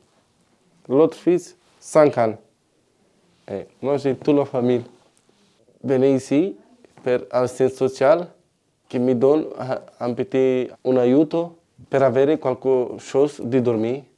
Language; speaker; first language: French; non-native, learner; Romanian